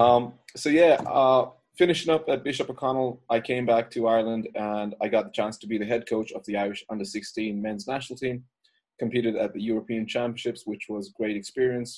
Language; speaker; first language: English; native; English